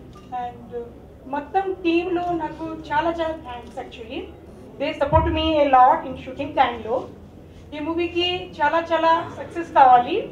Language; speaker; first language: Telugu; non-native, learner; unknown